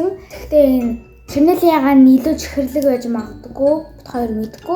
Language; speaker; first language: Mongolian; early bilingual, heritage; Mongolian